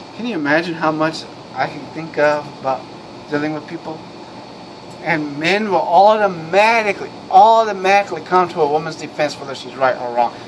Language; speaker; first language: English; native; English